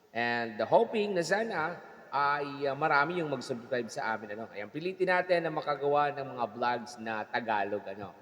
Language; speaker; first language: Filipino; non-native, local second language; Bikol